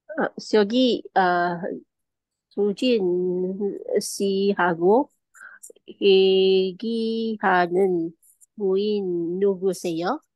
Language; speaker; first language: Korean; non-native, learner; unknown